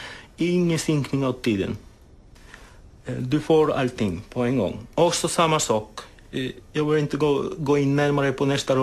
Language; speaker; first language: Swedish; non-native, fluent; Spanish